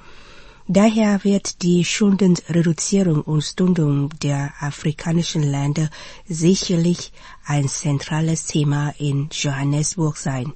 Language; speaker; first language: German; non-native, fluent; Vietnamese